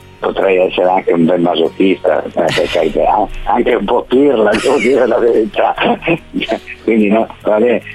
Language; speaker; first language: Italian; native; Italian